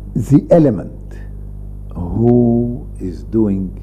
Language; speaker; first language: English; non-native, fluent; Arabic